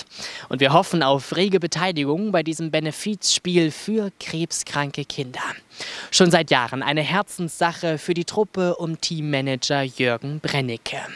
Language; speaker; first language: German; native; German